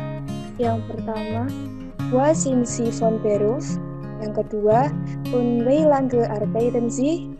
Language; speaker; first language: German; non-native, learner; Indonesian